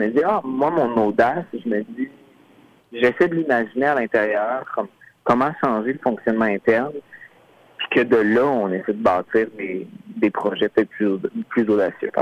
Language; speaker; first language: French; native; French